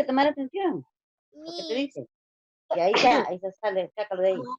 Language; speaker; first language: Spanish; native; Spanish